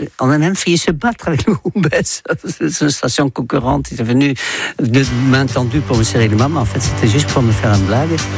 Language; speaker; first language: French; non-native, fluent; Dutch